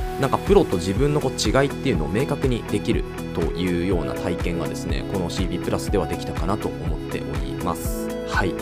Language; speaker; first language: Japanese; native; Japanese